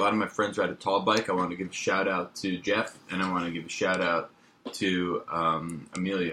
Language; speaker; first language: English; native; English